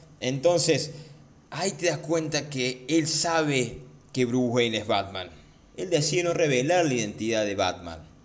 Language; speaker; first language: Spanish; native; Spanish